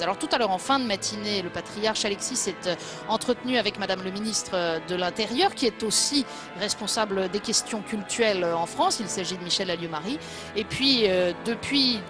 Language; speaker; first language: French; native; French